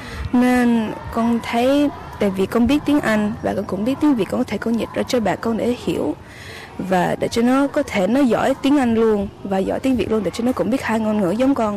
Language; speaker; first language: Vietnamese; early bilingual, heritage; English